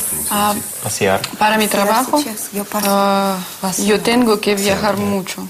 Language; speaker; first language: Spanish; non-native, learner; Russian